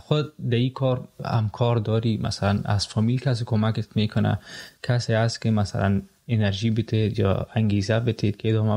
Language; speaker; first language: Persian; native; Persian